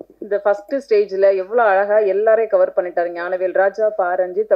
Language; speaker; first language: Tamil; native; Tamil